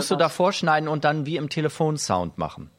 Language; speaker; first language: German; native; German